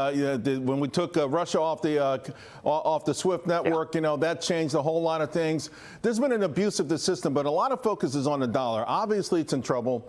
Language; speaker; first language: English; native; English